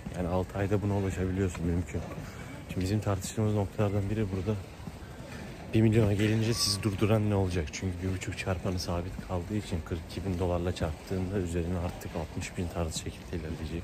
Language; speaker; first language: Turkish; native; Turkish